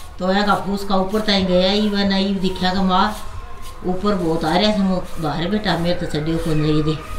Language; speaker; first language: Hindi; native; Hindi